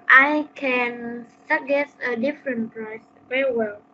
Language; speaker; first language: English; non-native, learner; Vietnamese